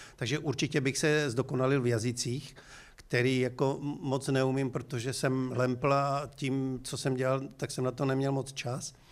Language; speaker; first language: Czech; native; Czech